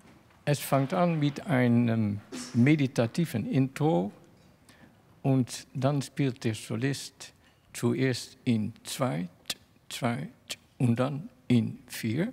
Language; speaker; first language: German; non-native, fluent; Dutch